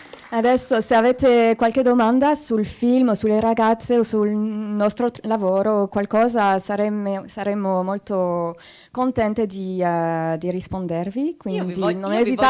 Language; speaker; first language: Italian; non-native, fluent; French